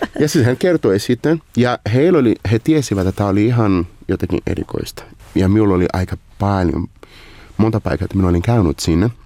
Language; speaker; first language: Finnish; non-native, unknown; Portuguese